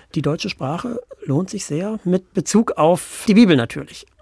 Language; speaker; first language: German; native; German